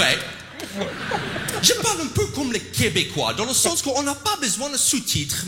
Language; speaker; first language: French; non-native, fluent; English